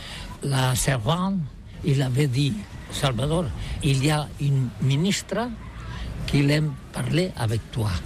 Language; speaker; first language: French; non-native, learner; Catalan